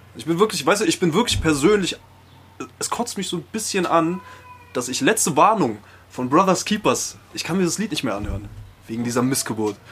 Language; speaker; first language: German; early bilingual, other home language; Spanish